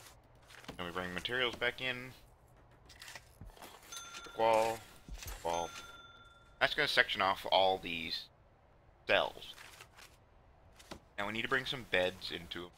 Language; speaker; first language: English; native; English